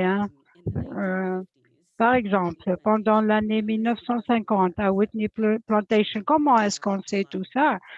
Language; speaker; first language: French; non-native, fluent; English